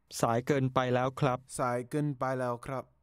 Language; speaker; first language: Thai; non-native, learner; English